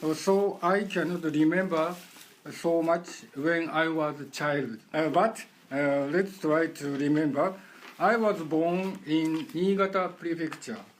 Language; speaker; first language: English; non-native, learner; Japanese